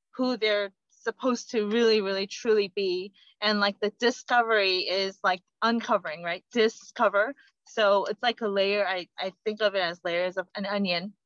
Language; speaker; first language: English; non-native, fluent; Korean